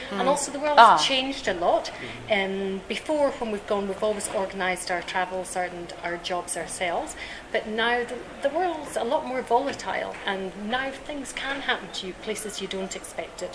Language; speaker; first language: English; native; English